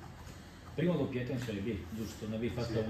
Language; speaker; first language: Italian; native; Italian